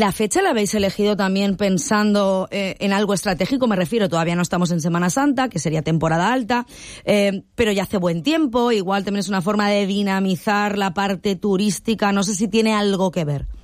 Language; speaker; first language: Spanish; native; Spanish